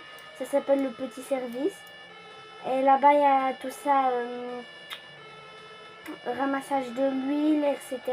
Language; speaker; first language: French; early bilingual, other home language; Polish